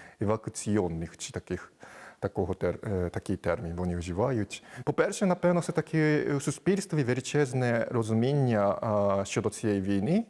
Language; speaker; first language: Ukrainian; non-native, fluent; Japanese